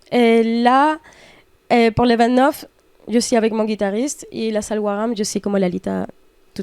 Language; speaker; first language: French; non-native, fluent; Spanish